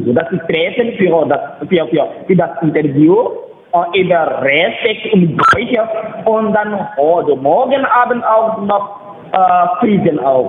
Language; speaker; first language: German; non-native, learner; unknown